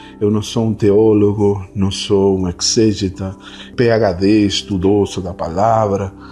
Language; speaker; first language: Portuguese; non-native, fluent; Spanish